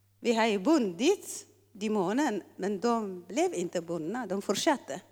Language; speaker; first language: Swedish; non-native, fluent; Tigrinya